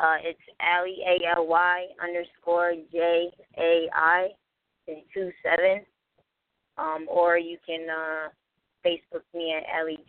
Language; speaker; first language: English; native; English